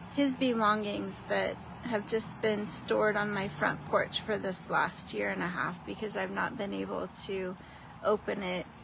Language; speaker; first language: English; native; English